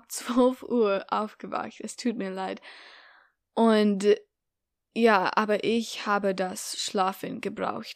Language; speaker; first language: German; non-native, learner; English